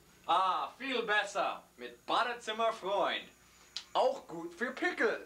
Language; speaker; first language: German; non-native, learner; English